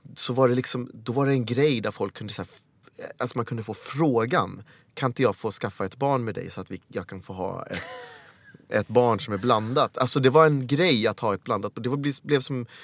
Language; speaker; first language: Swedish; early bilingual, other home language; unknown